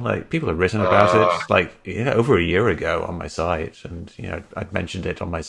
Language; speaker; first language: English; native; English